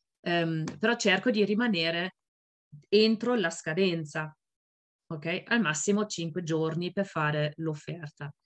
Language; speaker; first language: Italian; non-native, fluent; German